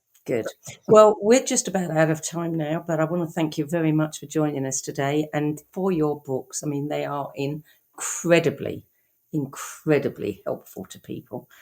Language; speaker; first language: English; native; English